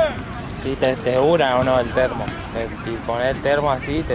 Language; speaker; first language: Spanish; native; Spanish